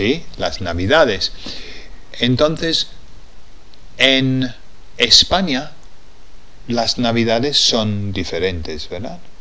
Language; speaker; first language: Spanish; non-native, fluent; English